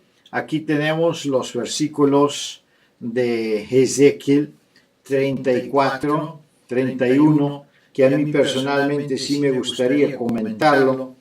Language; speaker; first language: Spanish; non-native, fluent; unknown